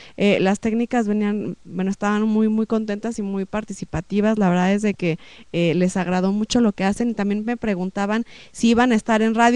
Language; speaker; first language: Spanish; native; Spanish